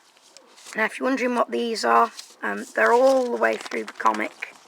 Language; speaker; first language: English; native; English